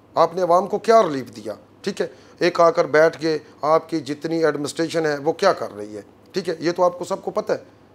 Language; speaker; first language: Urdu; non-native, local second language; Punjabi